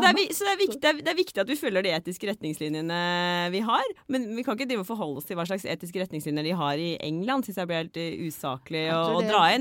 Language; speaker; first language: Norwegian; native; Norwegian